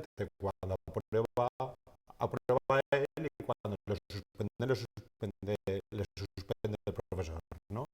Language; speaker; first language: Spanish; native; Spanish